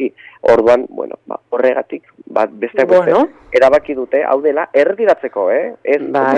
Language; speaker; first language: Basque; native; Basque